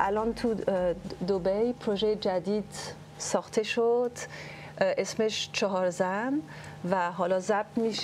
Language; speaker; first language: Persian; early bilingual, heritage; French